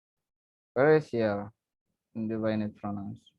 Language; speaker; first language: English; non-native, fluent; Indonesian